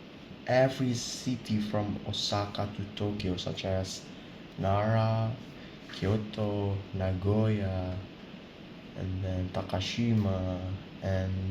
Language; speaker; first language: English; non-native, learner; Indonesian